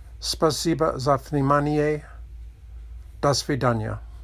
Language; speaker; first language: Russian; non-native, learner; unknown